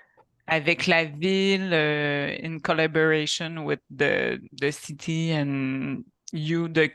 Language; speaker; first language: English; non-native, local second language; French